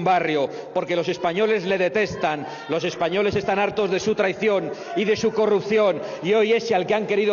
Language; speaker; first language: Spanish; native; Spanish